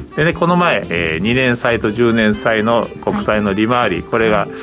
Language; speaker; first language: Japanese; native; Japanese